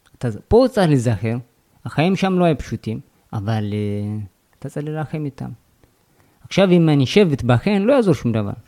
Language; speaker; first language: Hebrew; non-native, fluent; Amharic